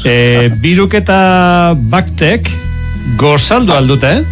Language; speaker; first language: Basque; native; Basque